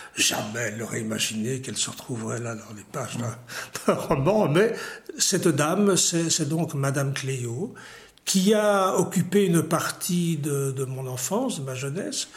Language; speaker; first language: French; native; French